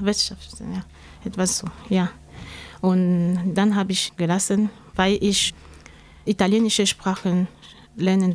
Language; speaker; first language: German; non-native, learner; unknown